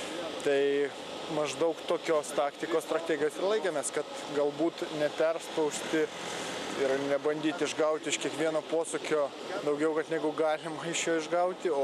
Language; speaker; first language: Lithuanian; native; Lithuanian